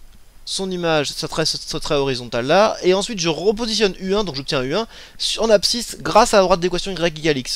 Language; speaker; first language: French; native; French